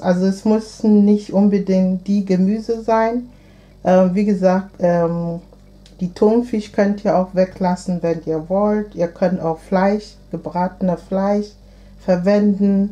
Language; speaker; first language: German; non-native, fluent; Akan